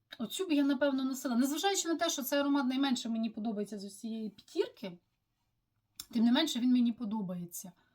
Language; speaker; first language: Ukrainian; non-native, local second language; Russian